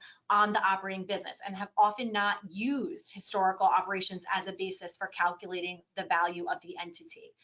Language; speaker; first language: English; native; English